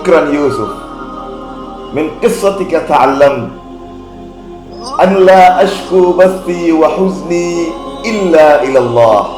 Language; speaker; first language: Arabic; non-native, fluent; Indonesian